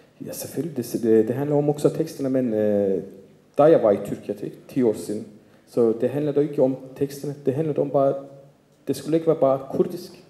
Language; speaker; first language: Danish; non-native, fluent; Turkish